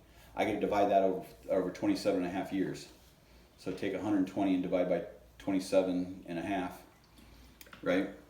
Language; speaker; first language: English; native; English